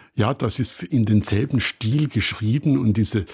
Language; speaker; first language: German; native; German